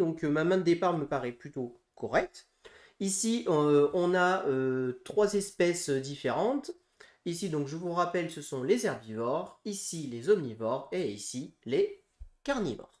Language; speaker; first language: French; native; French